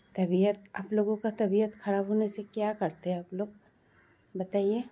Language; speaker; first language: Hindi; non-native, local second language; Bangla